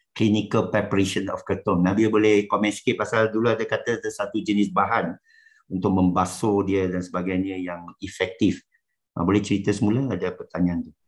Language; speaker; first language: Malay; non-native, local second language; Chinese